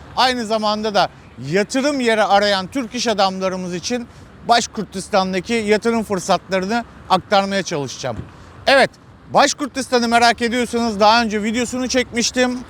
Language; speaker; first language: Turkish; native; Turkish